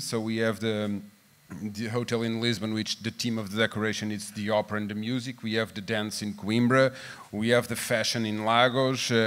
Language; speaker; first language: English; non-native, fluent; Portuguese